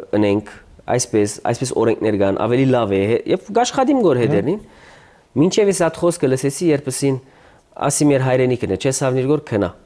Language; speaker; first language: Armenian; early bilingual, heritage; Armenian